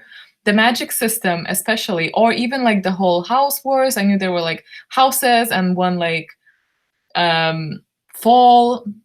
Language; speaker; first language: English; non-native, fluent; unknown